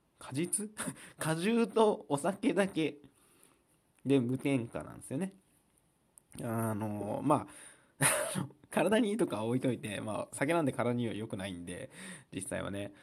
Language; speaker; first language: Japanese; native; Japanese